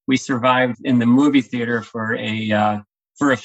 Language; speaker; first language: English; native; English